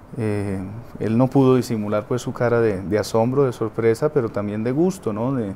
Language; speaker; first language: Spanish; native; Spanish